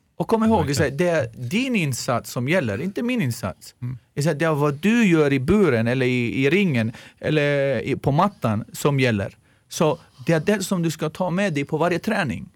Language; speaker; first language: Swedish; non-native, fluent; Greek